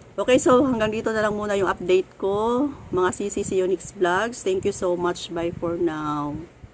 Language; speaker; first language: Filipino; non-native, local second language; Cebuano